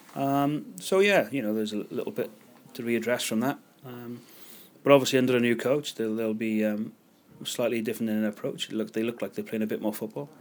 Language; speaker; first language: English; native; English